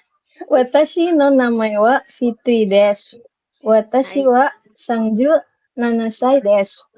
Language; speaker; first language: Japanese; non-native, learner; Indonesian